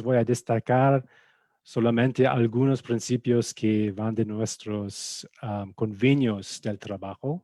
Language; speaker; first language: Spanish; non-native, fluent; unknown